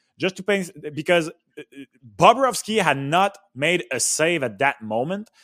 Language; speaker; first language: English; non-native, local second language; French